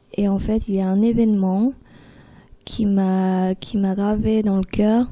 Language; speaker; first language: French; non-native, fluent; Vietnamese